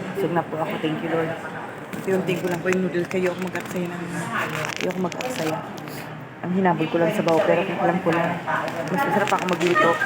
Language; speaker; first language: Filipino; native; Filipino